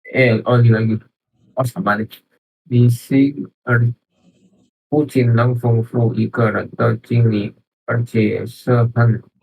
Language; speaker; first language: Chinese; non-native, learner; Indonesian